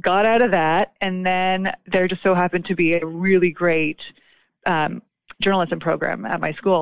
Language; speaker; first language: English; native; English